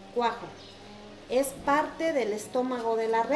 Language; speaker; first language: Spanish; native; Spanish